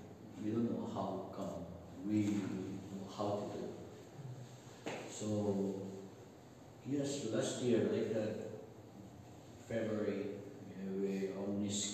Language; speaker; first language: English; non-native, learner; Korean